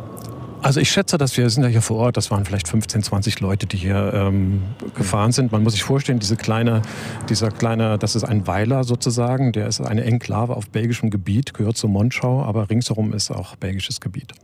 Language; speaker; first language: German; native; German